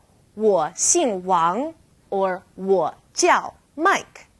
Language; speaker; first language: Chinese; non-native, fluent; English